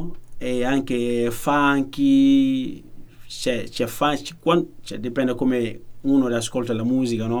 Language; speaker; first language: Italian; non-native, learner; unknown